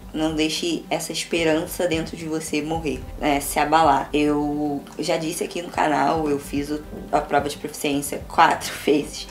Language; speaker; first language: Portuguese; native; Portuguese